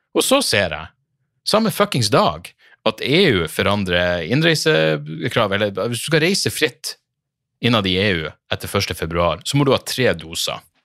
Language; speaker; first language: Norwegian; native; Norwegian